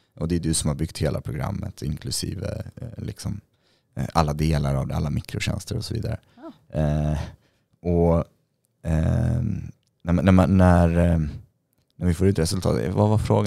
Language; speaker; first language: Swedish; native; Swedish